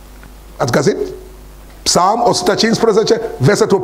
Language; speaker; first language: Romanian; non-native, learner; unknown